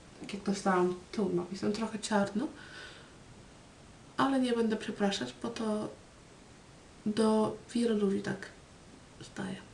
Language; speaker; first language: Polish; early bilingual, heritage; Polish